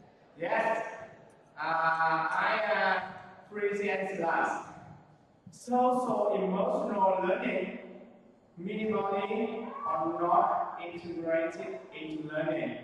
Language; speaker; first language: English; non-native, learner; Vietnamese